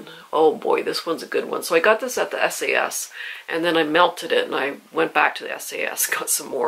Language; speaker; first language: English; native; English